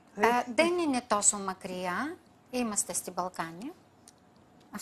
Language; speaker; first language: Greek; non-native, fluent; Bulgarian